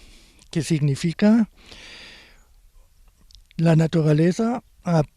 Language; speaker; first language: Spanish; non-native, fluent; German